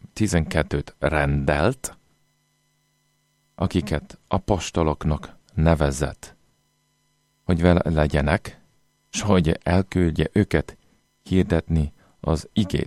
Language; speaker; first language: Hungarian; non-native, fluent; English